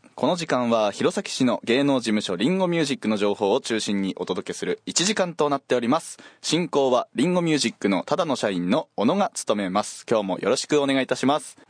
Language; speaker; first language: Japanese; native; Japanese